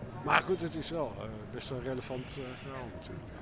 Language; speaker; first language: Dutch; native; Dutch